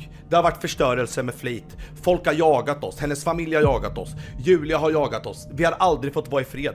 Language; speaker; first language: Swedish; native; Swedish